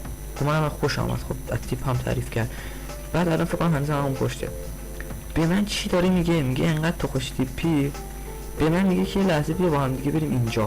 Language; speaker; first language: Persian; native; Persian